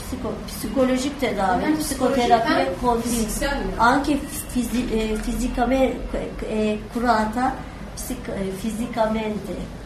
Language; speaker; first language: Italian; non-native, learner; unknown